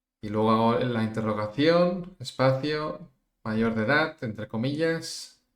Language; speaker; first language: Spanish; native; Spanish